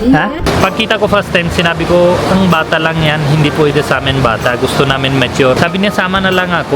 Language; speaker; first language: Filipino; non-native, learner; Punjabi